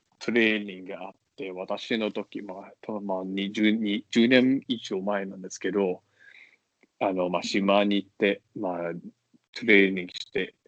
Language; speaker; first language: Japanese; non-native, fluent; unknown